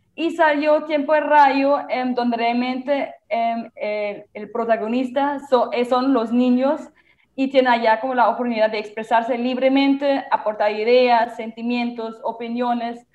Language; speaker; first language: Spanish; non-native, fluent; German